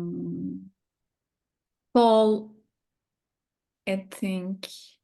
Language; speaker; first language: English; non-native, learner; Turkish